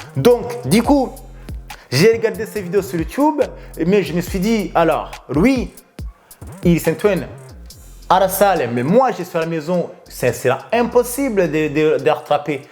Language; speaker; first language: French; non-native, local second language; Kinyarwanda